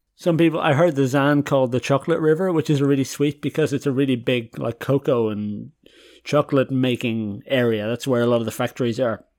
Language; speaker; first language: English; native; English